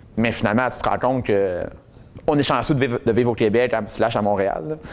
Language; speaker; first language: French; native; French